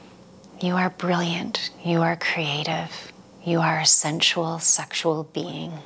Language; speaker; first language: English; native; English